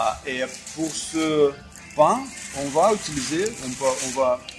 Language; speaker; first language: French; non-native, fluent; Russian